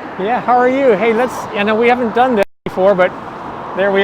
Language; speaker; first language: English; non-native, fluent; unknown